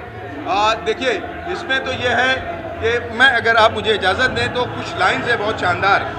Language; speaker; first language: Hindi; native; Hindi